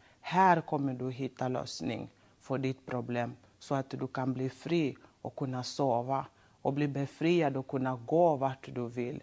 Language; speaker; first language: Swedish; non-native, local second language; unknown